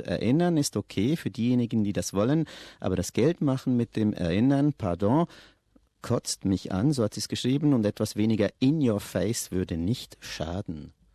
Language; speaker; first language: German; native; German